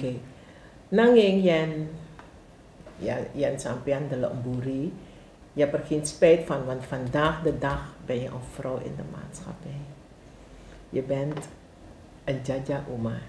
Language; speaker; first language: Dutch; non-native, local second language; Javanese